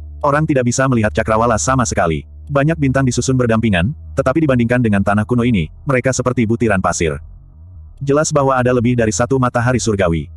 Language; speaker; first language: Indonesian; native; Indonesian